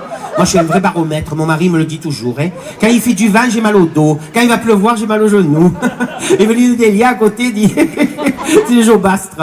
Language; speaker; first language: French; native; French